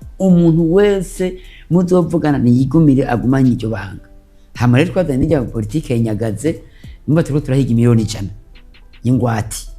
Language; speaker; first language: Rundi; native; Rundi